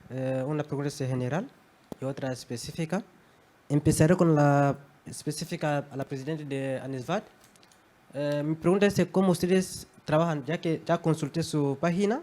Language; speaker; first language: Spanish; non-native, fluent; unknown